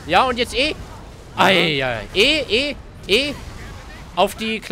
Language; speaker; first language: German; native; German